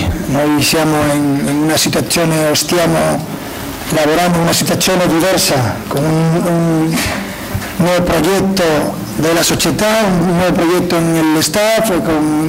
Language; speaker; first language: Italian; non-native, learner; Spanish